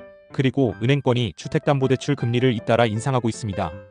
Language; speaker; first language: Korean; native; Korean